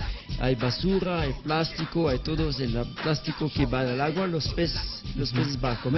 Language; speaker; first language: Spanish; non-native, learner; French